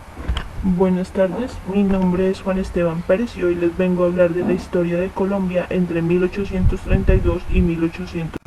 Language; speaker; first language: Spanish; native; Spanish